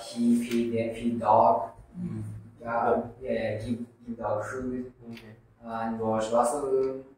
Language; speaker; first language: English; non-native, learner; Japanese